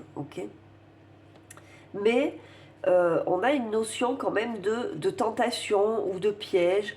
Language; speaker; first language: French; native; French